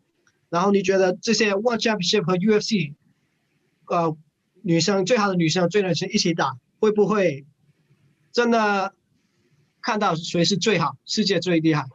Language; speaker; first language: Chinese; early bilingual, heritage; English